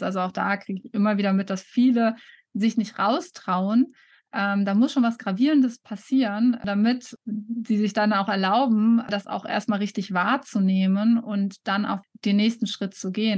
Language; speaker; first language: German; native; German